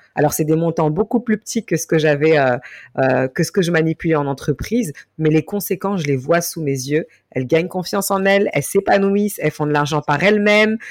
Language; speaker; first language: French; native; French